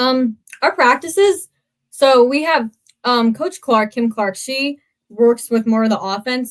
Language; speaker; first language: English; native; English